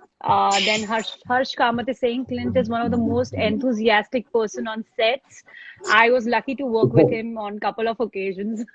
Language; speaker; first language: English; non-native, local second language; Hindi